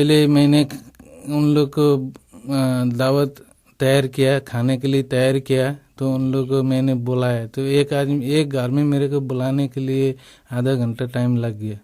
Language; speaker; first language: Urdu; non-native, learner; Nepali